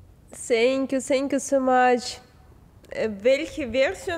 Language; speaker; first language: English; non-native, learner; Belarusian